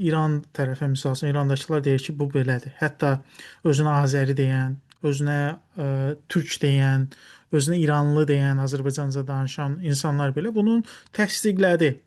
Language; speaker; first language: Azerbaijani; non-native, local second language; Talysh